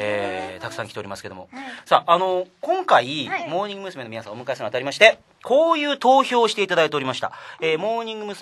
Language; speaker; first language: Japanese; native; Japanese